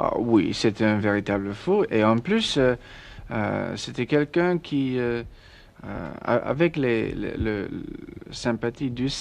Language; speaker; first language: French; non-native, learner; English